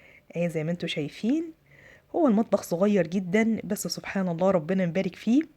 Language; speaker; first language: Arabic; native; Arabic